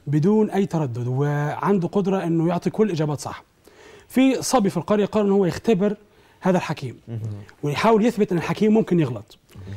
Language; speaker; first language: Arabic; native; Arabic